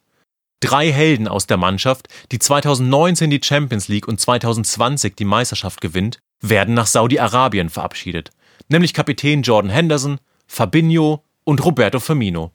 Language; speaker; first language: German; native; German